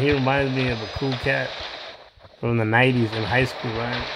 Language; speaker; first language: English; early bilingual, other home language; Spanish